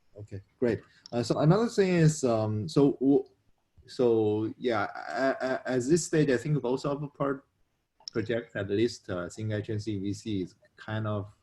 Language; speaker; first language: English; non-native, fluent; Chinese